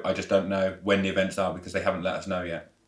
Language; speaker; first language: English; native; English